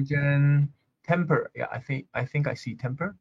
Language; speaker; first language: English; non-native, fluent; Chinese